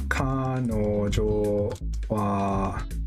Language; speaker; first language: Japanese; non-native, learner; English